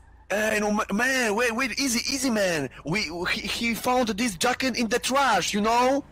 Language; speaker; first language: English; non-native, learner; Polish